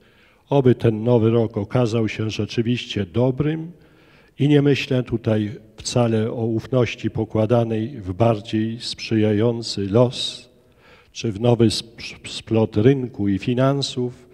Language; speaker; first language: Polish; native; Polish